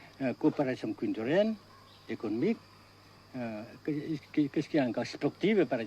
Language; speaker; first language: French; non-native, local second language; Vietnamese